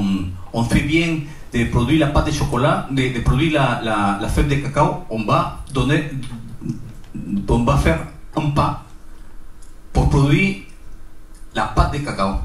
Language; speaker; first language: French; non-native, learner; Spanish